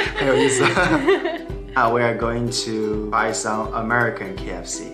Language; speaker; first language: English; non-native, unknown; Chinese